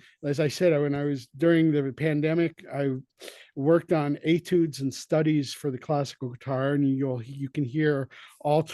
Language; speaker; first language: English; native; English